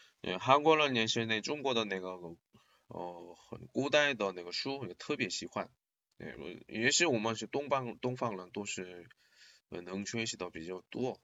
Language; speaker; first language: Chinese; non-native, learner; Korean